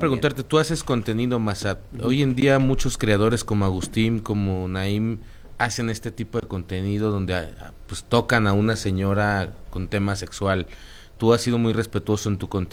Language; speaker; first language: Spanish; native; Spanish